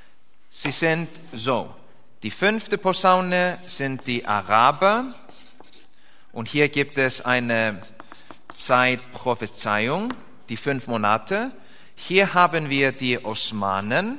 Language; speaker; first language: German; non-native, fluent; Icelandic